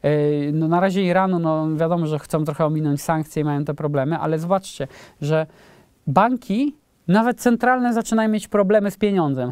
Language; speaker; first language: Polish; native; Polish